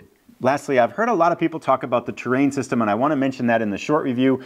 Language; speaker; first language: English; native; English